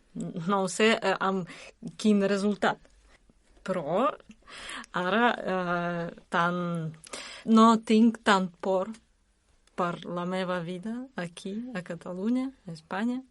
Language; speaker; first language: Catalan; non-native, learner; Russian